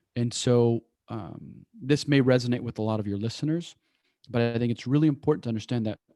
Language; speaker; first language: English; early bilingual, other home language; Persian